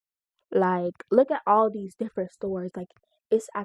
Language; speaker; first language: English; native; English